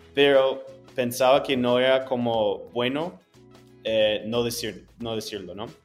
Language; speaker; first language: Spanish; non-native, fluent; English